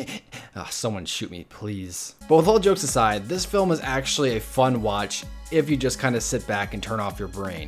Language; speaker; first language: English; native; English